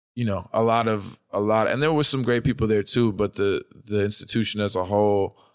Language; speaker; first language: English; native; English